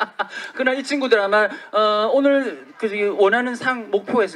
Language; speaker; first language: Korean; native; Korean